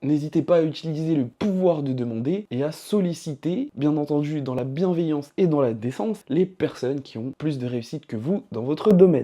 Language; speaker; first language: French; native; French